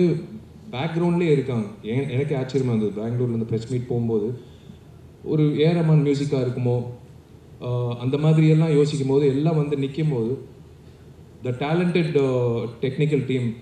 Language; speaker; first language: Tamil; native; Tamil